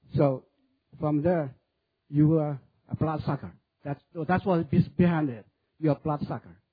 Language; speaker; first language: English; non-native, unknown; Chinese